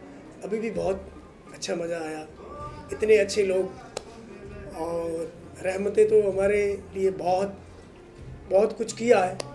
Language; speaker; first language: Hindi; non-native, local second language; Rajasthani